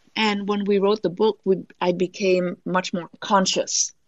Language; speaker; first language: English; non-native, fluent; Vietnamese